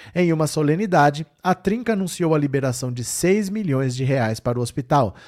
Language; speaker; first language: Portuguese; native; Portuguese